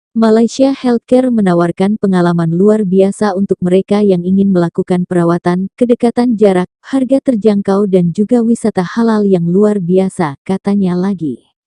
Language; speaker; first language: Indonesian; native; Indonesian